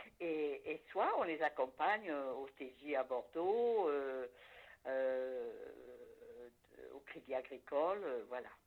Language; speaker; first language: French; native; French